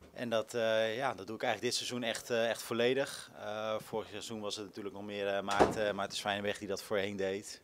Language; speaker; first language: Dutch; native; Dutch